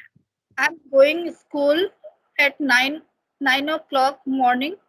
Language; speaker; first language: English; non-native, learner; Hindi